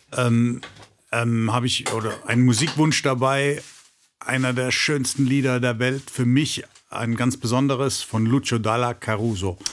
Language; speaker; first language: German; native; German